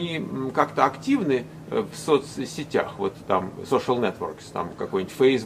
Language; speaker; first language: Russian; native; Russian